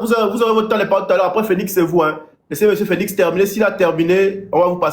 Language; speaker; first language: French; native; French